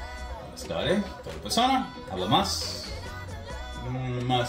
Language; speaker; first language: Spanish; non-native, learner; English